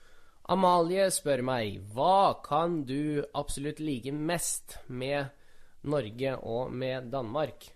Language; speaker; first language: Norwegian; early bilingual, other home language; Russian